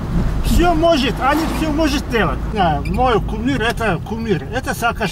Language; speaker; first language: Russian; non-native, local second language; Azerbaijani